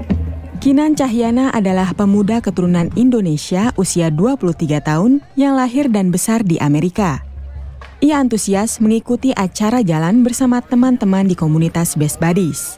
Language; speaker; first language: Indonesian; native; Indonesian